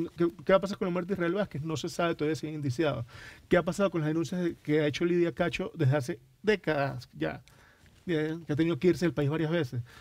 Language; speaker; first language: Spanish; native; Spanish